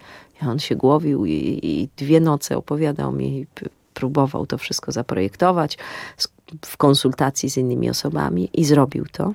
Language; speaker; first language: Polish; native; Polish